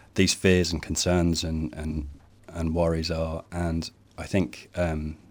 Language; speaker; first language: English; native; English